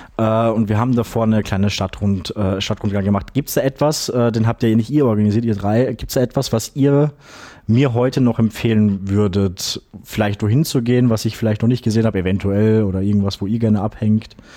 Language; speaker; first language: German; native; German